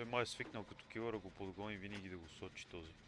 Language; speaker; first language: Bulgarian; native; Bulgarian